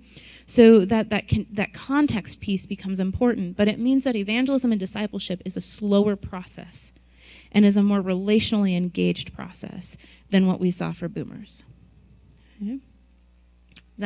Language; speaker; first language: English; native; English